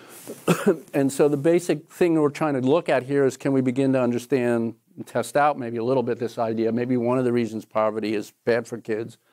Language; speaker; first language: English; native; English